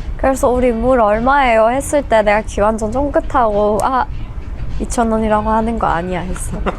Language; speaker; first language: Korean; non-native, fluent; Persian